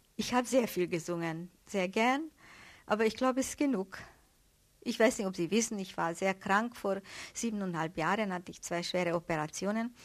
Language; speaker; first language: German; non-native, fluent; Hungarian